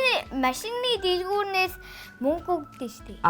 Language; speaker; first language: Mongolian; early bilingual, heritage; Mongolian